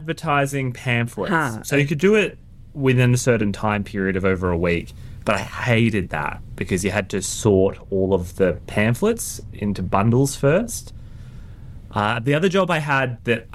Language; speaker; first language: English; native; English